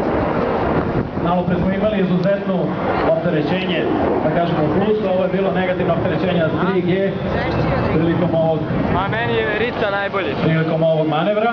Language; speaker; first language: Bosnian; native; Bosnian